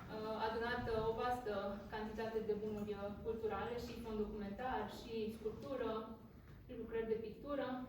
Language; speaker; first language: Romanian; native; Romanian